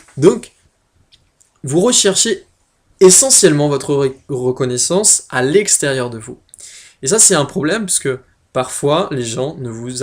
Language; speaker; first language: French; native; French